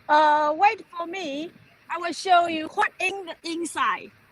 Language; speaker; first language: English; non-native, learner; Chinese